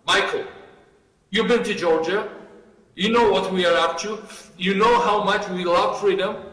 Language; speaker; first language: English; non-native, fluent; Georgian